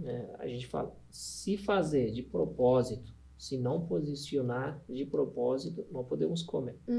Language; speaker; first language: Portuguese; non-native, learner; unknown